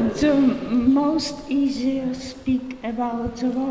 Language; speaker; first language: English; non-native, learner; Czech